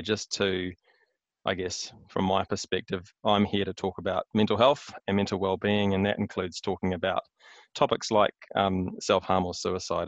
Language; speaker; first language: English; native; English